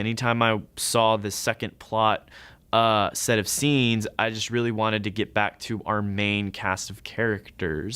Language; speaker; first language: English; native; English